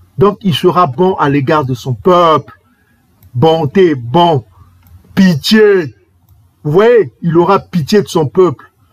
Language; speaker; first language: French; non-native, local second language; Kongo